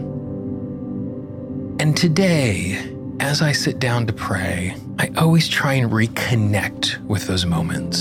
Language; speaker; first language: English; native; English